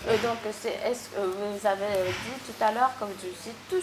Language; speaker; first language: French; non-native, fluent; Japanese